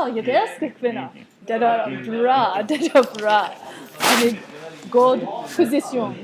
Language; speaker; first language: Swedish; non-native, learner; English